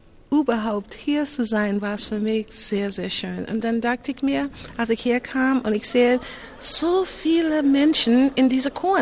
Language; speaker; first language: German; non-native, fluent; English